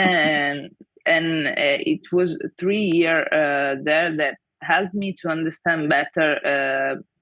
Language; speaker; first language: English; non-native, fluent; Italian